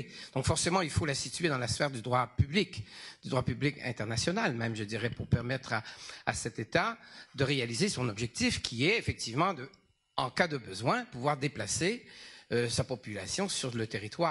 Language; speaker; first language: French; native; French